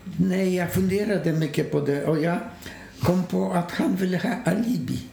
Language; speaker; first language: Swedish; non-native, fluent; Polish